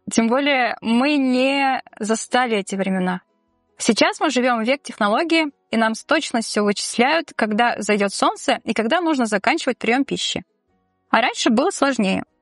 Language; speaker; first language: Russian; non-native, local second language; Tatar